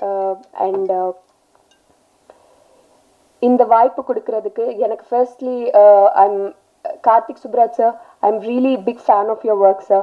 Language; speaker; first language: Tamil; non-native, learner; Telugu